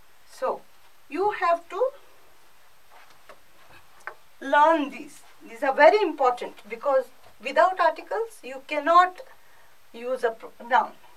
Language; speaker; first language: English; non-native, local second language; Konkani